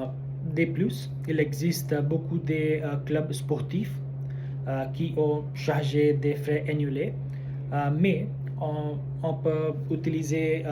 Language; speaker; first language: French; non-native, learner; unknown